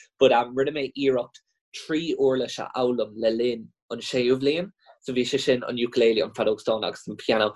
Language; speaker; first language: Irish; non-native, local second language; English